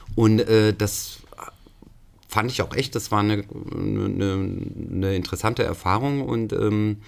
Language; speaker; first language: German; native; German